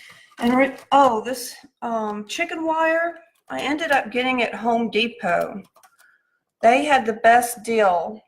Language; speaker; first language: English; native; English